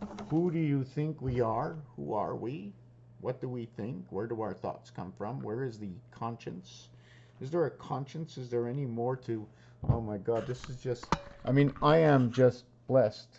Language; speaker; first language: English; native; English